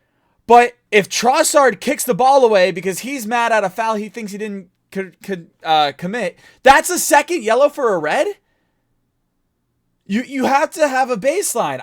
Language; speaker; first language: English; native; English